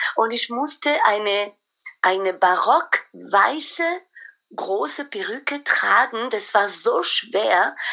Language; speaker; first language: German; non-native, fluent; French